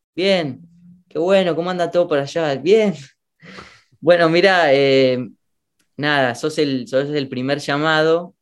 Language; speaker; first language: Spanish; native; Spanish